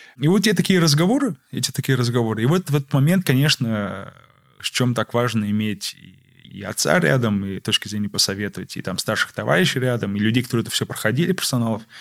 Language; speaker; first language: Russian; early bilingual, heritage; Russian